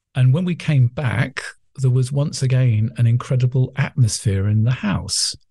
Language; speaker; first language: English; native; English